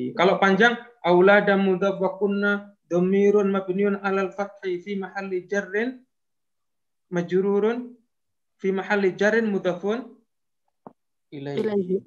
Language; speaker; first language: Arabic; non-native, fluent; Indonesian